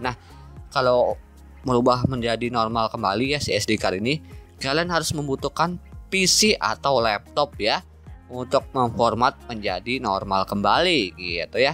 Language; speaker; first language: Indonesian; native; Indonesian